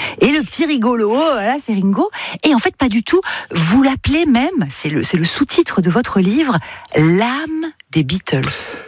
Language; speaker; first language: French; native; French